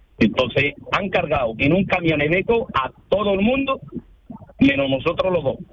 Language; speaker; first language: Spanish; early bilingual, other home language; Arabic